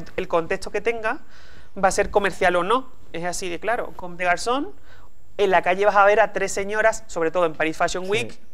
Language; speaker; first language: Spanish; native; Spanish